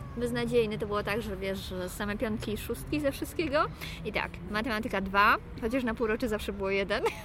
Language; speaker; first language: Polish; native; Polish